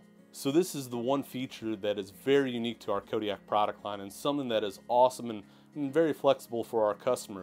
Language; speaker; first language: English; native; English